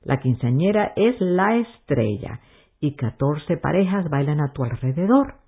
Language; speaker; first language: Spanish; early bilingual, heritage; Spanish